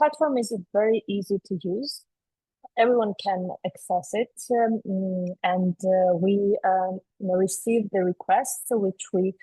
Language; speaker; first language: English; non-native, fluent; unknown